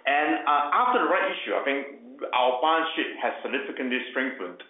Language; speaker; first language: English; non-native, local second language; Chinese